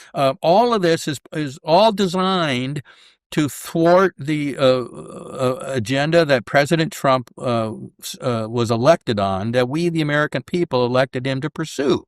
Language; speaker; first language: English; native; English